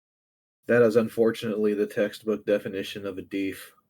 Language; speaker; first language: English; native; English